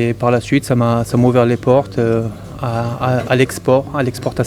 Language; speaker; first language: French; native; French